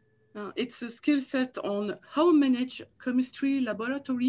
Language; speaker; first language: English; non-native, learner; French